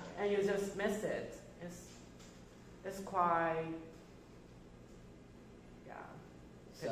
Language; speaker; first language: English; non-native, fluent; Chinese